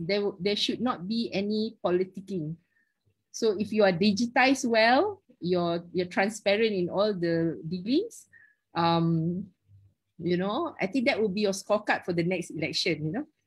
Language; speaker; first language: English; non-native, local second language; Malay